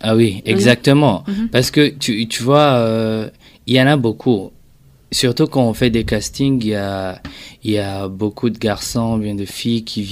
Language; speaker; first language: French; non-native, local second language; Rundi